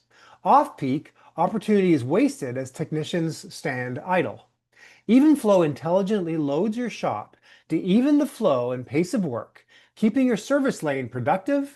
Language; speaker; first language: English; native; English